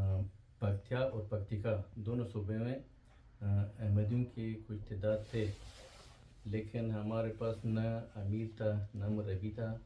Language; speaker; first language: Hindi; non-native, fluent; Pashto